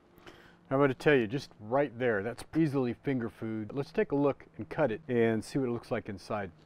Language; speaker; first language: English; native; English